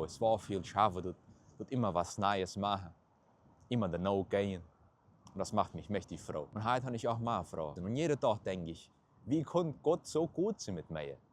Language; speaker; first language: German; early bilingual, heritage; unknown